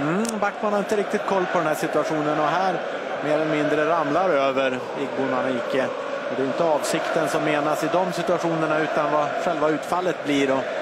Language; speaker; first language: Swedish; native; Swedish